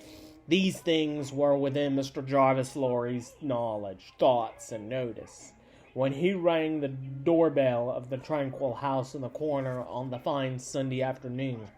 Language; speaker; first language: English; native; English